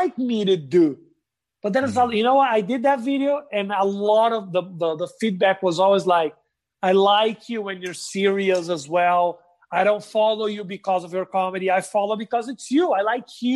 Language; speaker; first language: English; non-native, fluent; Portuguese